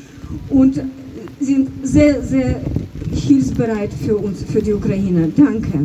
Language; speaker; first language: German; non-native, fluent; Ukrainian